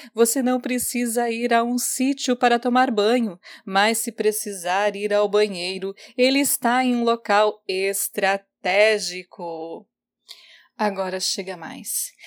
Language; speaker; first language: Portuguese; native; Portuguese